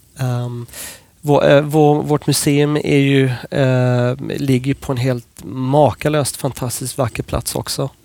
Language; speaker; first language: Swedish; non-native, fluent; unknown